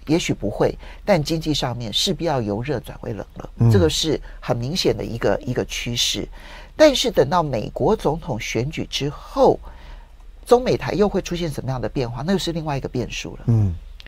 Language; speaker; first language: Chinese; native; Chinese